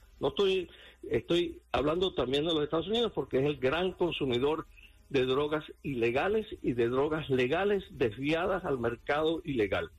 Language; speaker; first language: Spanish; early bilingual, heritage; Spanish